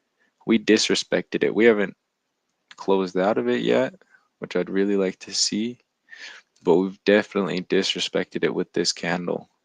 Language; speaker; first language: English; native; English